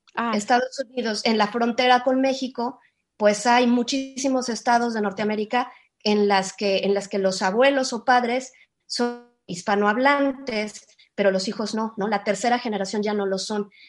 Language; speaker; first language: Spanish; native; Spanish